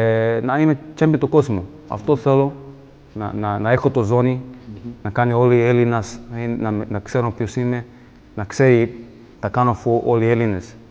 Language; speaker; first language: Greek; early bilingual, heritage; English